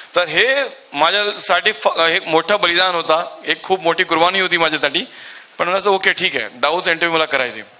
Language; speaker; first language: Marathi; non-native, local second language; Urdu